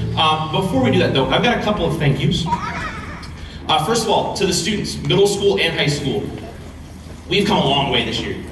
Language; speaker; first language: English; native; English